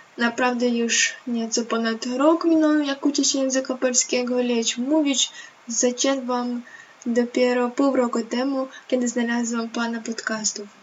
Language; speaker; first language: Polish; non-native, learner; Ukrainian